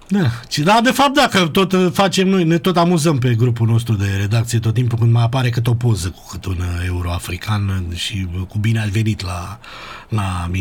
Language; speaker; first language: Romanian; native; Romanian